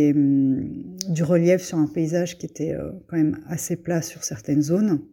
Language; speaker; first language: French; native; French